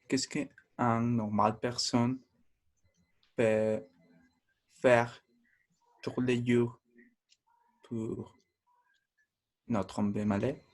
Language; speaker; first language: French; non-native, learner; Spanish